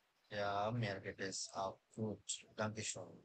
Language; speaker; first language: German; non-native, learner; Bangla